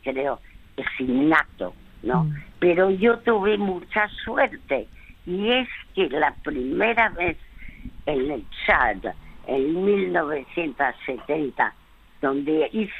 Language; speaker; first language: Spanish; early bilingual, other home language; French